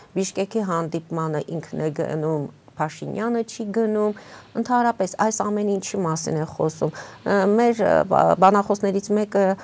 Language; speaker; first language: Armenian; native; Armenian